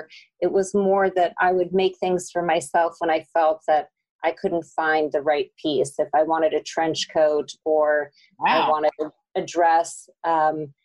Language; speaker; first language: English; native; English